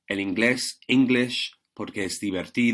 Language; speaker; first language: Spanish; non-native, fluent; English